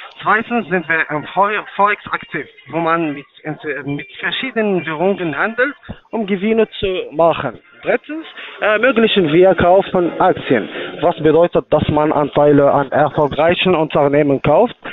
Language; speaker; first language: German; non-native, fluent; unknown